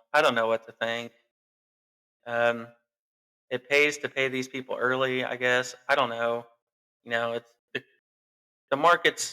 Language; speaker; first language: English; native; English